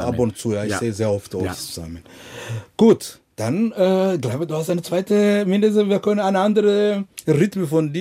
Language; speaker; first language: German; non-native, fluent; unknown